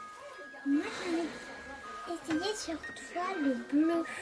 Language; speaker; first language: French; native; French